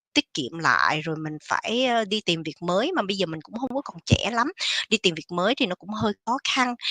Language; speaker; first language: Vietnamese; native; Vietnamese